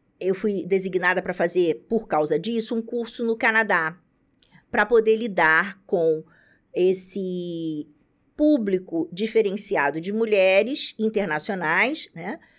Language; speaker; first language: Portuguese; native; Portuguese